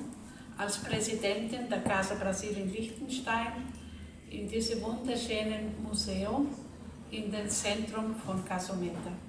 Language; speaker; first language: German; non-native, fluent; Portuguese